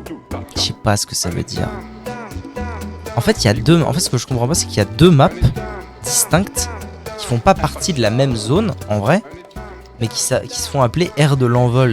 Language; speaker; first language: French; native; French